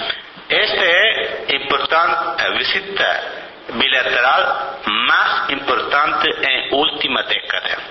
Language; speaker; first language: Spanish; non-native, learner; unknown